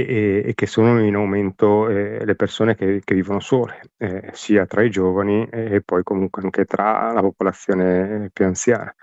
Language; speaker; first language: Italian; native; Italian